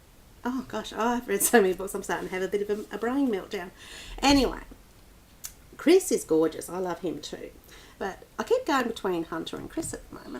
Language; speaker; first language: English; native; English